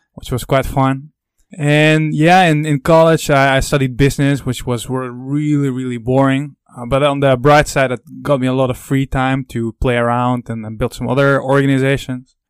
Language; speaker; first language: English; non-native, fluent; Dutch